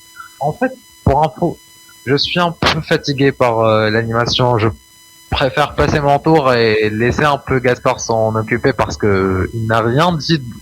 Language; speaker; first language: French; non-native, local second language; Arabic